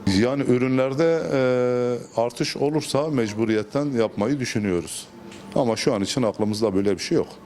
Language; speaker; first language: Turkish; native; Turkish